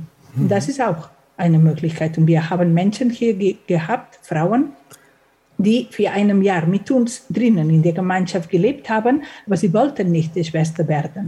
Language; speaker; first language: German; non-native, fluent; Catalan